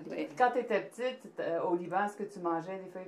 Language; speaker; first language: French; native; French